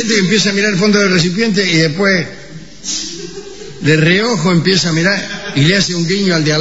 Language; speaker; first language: Spanish; native; Spanish